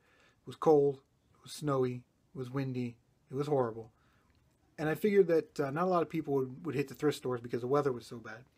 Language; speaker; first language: English; native; English